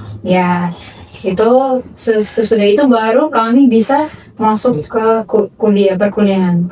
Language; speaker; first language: Indonesian; non-native, fluent; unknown